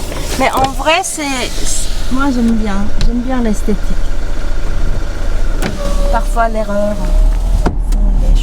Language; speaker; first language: French; non-native, learner; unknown